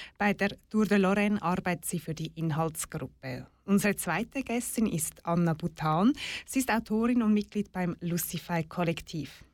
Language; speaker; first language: German; native; German